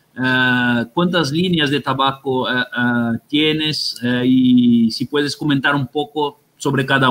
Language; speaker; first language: Spanish; non-native, fluent; Portuguese